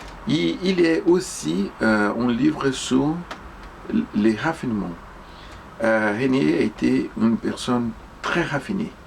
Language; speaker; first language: French; non-native, fluent; Portuguese